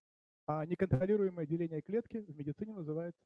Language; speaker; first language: Czech; non-native, learner; Russian